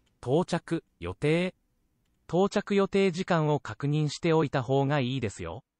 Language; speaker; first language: Japanese; non-native, learner; English